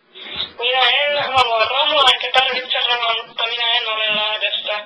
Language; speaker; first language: Finnish; non-native, fluent; Arabic